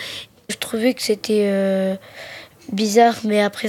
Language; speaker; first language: French; early bilingual, other home language; Arabic